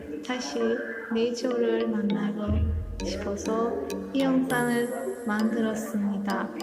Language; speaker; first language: Korean; non-native, learner; Azerbaijani